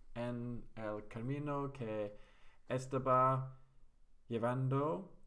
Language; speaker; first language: Spanish; non-native, learner; English